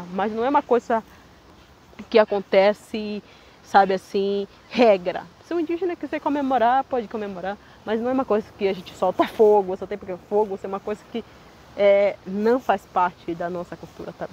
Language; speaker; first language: Portuguese; non-native, local second language; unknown